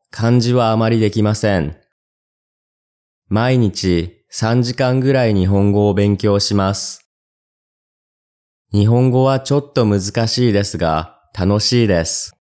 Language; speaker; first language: Japanese; non-native, learner; English